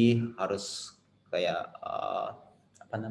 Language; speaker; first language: Indonesian; non-native, fluent; Japanese